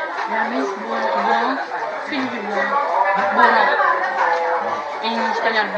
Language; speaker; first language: Italian; non-native, learner; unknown